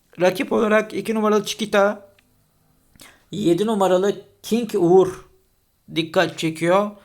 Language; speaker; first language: Turkish; native; Turkish